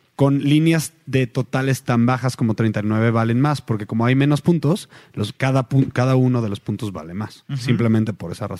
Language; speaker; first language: Spanish; native; Spanish